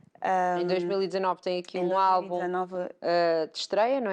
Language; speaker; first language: Portuguese; native; Portuguese